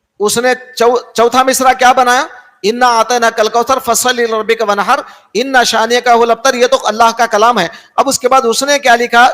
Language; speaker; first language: Urdu; native; Urdu